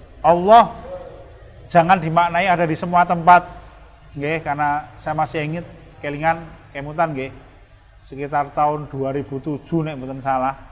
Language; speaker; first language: Indonesian; non-native, local second language; Javanese